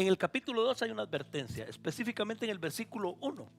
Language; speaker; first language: Spanish; native; Spanish